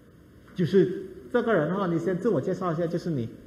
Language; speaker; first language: Chinese; non-native, fluent; Thai